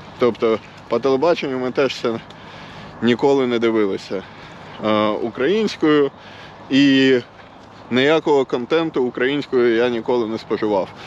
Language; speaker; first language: Ukrainian; non-native, local second language; Russian